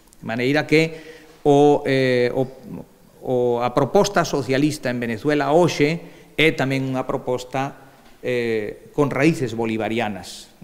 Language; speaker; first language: Galician; early bilingual, heritage; Galician